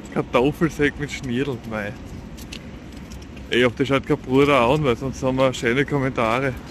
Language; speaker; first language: German; native; German